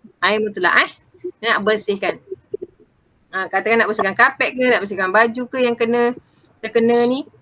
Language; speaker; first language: Malay; native; Malay